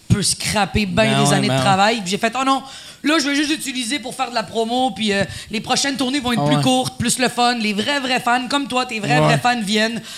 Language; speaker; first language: French; non-native, fluent; Spanish